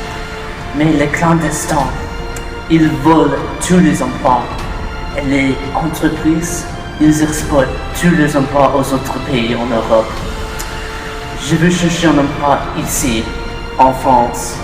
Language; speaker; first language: French; non-native, learner; English